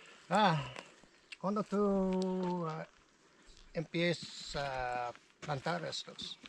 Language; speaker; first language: Spanish; non-native, learner; English